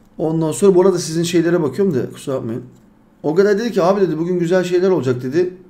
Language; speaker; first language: Turkish; early bilingual, heritage; Turkish